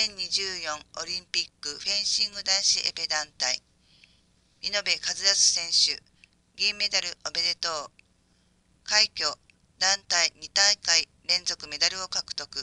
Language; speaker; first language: Japanese; native; Japanese